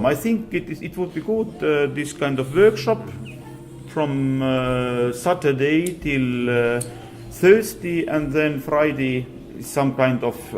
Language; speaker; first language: English; non-native, fluent; Estonian